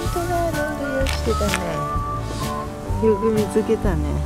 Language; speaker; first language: Japanese; native; Japanese